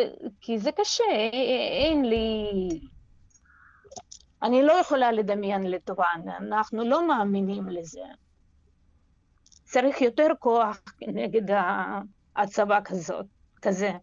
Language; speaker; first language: Hebrew; non-native, fluent; Russian